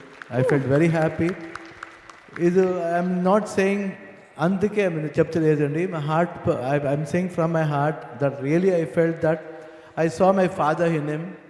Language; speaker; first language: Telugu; non-native, learner; Kannada